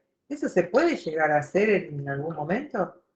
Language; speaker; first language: Spanish; native; Spanish